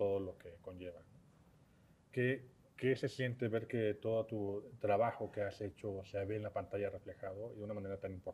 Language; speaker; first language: Spanish; native; Spanish